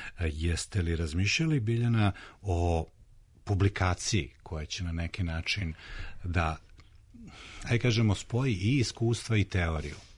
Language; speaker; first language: Serbian; native; Serbian